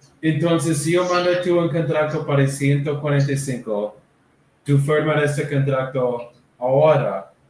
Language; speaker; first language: Spanish; non-native, learner; English